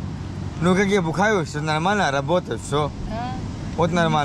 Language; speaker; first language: Russian; non-native, learner; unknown